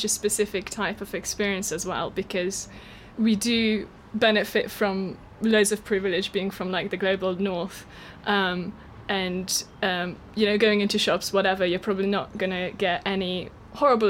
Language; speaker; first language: English; non-native, fluent; Hungarian